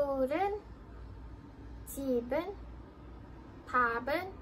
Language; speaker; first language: Korean; non-native, fluent; Indonesian